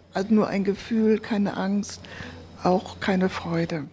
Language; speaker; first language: German; native; German